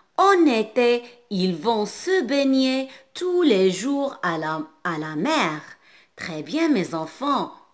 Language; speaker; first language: French; non-native, local second language; Arabic